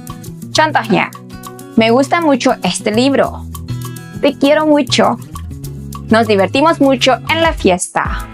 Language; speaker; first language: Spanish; non-native, fluent; Indonesian